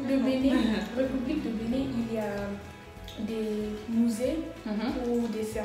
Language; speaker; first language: French; non-native, learner; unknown